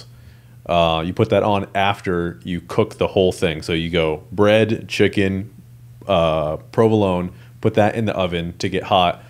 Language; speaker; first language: English; native; English